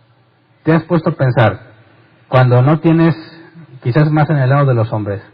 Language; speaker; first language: Spanish; native; Spanish